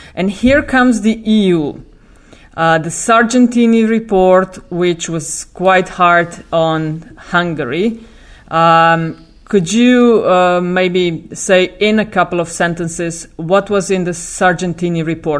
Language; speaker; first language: English; non-native, fluent; Slovenian